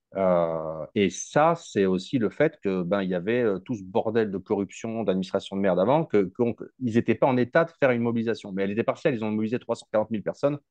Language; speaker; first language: French; native; French